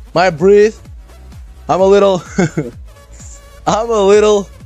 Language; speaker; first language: English; non-native, learner; Portuguese